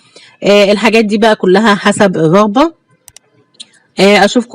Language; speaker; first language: Arabic; native; Arabic